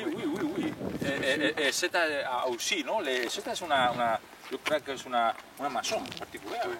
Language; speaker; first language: French; non-native, learner; Spanish